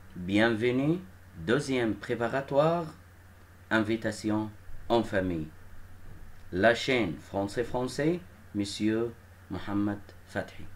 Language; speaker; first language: French; non-native, fluent; Arabic